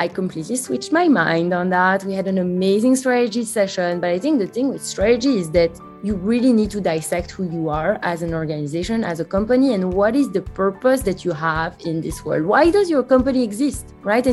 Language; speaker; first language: English; non-native, fluent; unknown